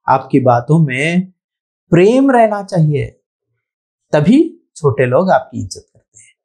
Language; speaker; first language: Hindi; non-native, local second language; Telugu